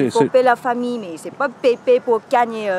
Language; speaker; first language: French; non-native, learner; Thai